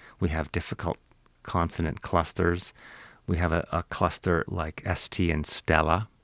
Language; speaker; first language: English; native; English